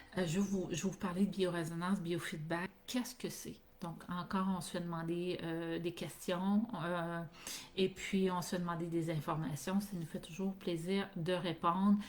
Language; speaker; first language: French; native; French